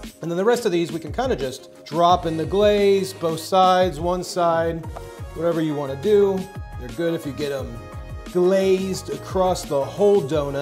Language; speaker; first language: English; native; English